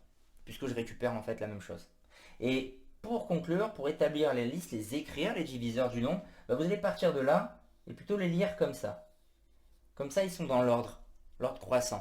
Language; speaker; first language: French; native; French